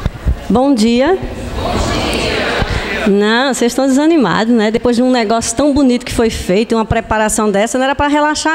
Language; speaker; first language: Portuguese; native; Portuguese